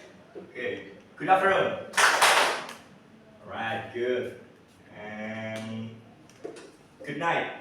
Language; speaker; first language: English; non-native, learner; Indonesian